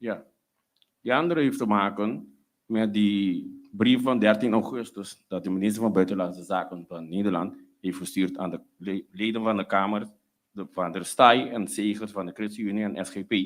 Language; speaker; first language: Dutch; non-native, local second language; Papiamento